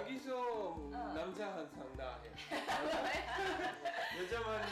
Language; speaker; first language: Korean; non-native, learner; Italian